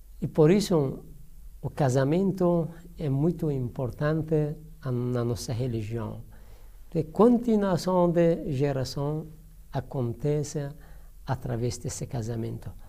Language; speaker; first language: Portuguese; non-native, learner; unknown